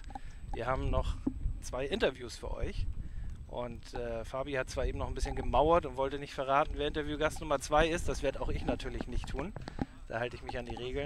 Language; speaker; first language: German; native; German